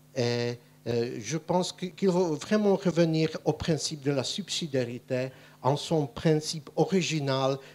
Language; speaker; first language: French; non-native, fluent; Czech